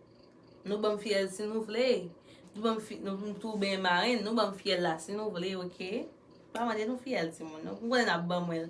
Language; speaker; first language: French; non-native, learner; Haitian Creole